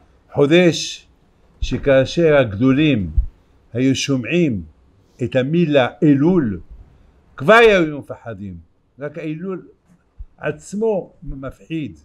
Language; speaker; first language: Hebrew; non-native, fluent; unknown